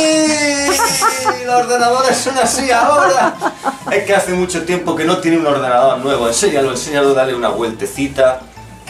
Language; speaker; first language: Spanish; native; Spanish